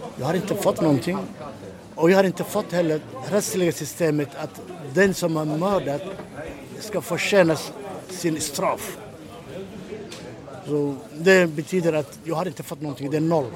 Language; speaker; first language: Swedish; non-native, fluent; Somali